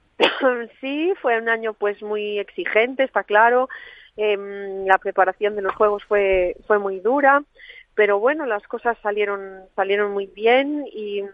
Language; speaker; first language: Spanish; native; Spanish